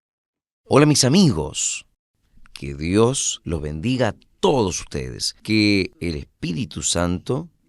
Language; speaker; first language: Spanish; non-native, fluent; Portuguese